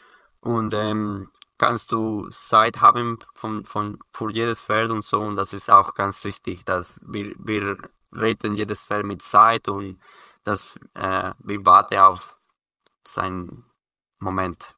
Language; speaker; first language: German; non-native, learner; Spanish